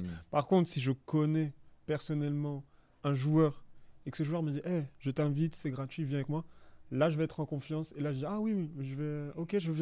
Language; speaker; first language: French; native; French